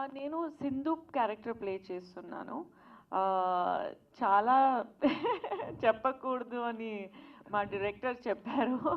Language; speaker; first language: Telugu; non-native, learner; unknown